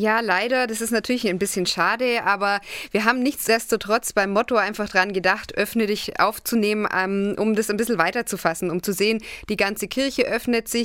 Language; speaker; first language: German; native; German